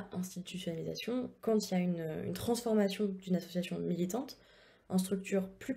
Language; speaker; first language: French; native; French